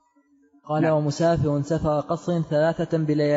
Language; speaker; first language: Arabic; native; Arabic